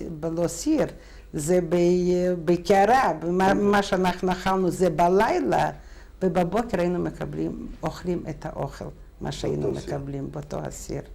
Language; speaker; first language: Hebrew; non-native, fluent; Russian